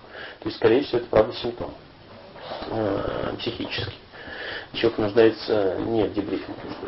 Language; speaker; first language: Russian; native; Russian